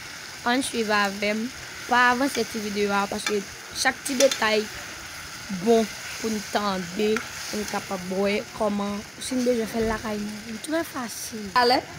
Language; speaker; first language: French; non-native, learner; Haitian Creole